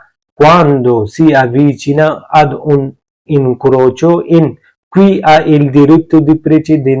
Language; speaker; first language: Italian; non-native, learner; Urdu